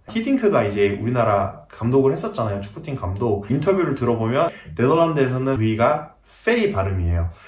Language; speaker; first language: Korean; native; Korean